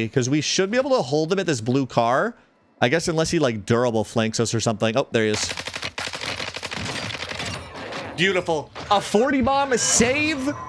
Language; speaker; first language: English; native; English